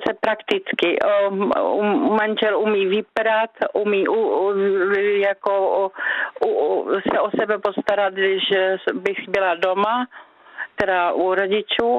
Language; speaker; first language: Czech; native; Czech